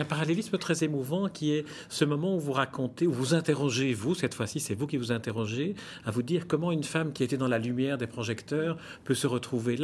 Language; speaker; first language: French; native; French